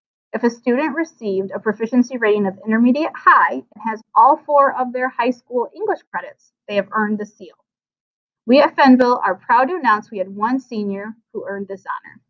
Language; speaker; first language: English; native; English